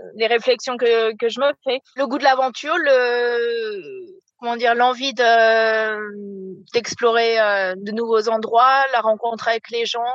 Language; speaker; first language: French; native; French